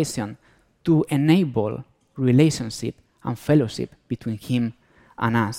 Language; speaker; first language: English; non-native, fluent; Spanish